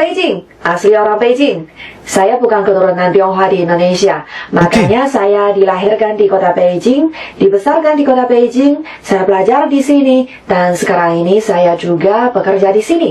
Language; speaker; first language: Indonesian; non-native, fluent; Chinese